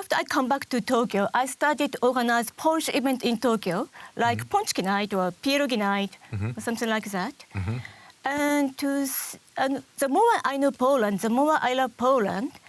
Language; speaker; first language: English; non-native, learner; Japanese